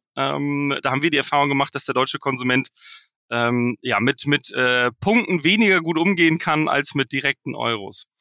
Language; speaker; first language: German; native; German